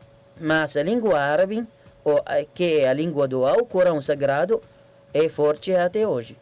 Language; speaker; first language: Portuguese; non-native, learner; Arabic